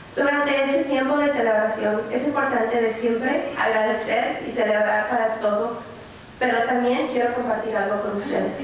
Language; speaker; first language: Spanish; early bilingual, other home language; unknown